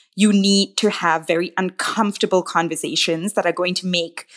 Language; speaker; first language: English; non-native, local second language; Tamil